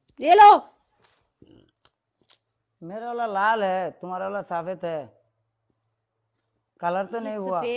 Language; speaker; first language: Hindi; non-native, learner; Bangla